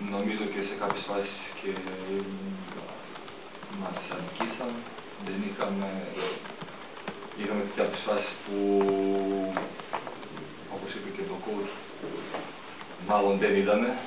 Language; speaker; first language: Greek; non-native, fluent; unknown